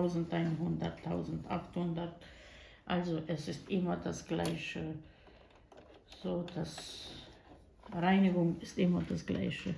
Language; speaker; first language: German; non-native, fluent; Croatian